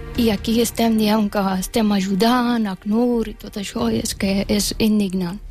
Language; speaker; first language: Catalan; non-native, fluent; Persian